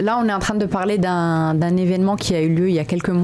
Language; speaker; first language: French; native; French